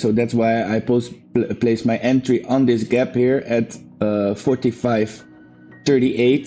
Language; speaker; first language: English; non-native, fluent; Dutch